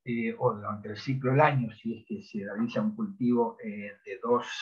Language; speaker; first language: Spanish; native; Spanish